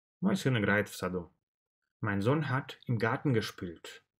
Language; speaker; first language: German; non-native, fluent; Russian